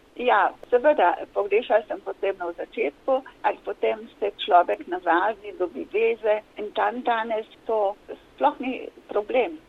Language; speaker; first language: Slovenian; native; Slovenian